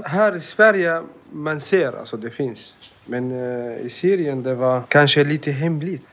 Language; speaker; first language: Swedish; non-native, fluent; Arabic